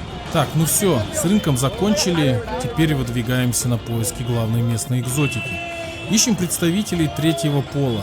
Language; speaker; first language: Russian; native; Russian